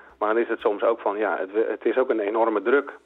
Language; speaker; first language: Dutch; native; Dutch